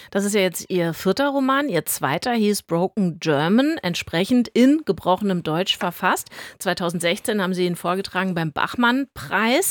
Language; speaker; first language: German; native; German